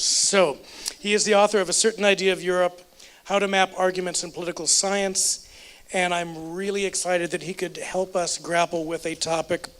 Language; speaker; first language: English; native; English